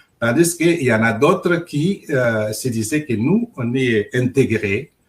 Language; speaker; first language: French; non-native, local second language; Luba-Lulua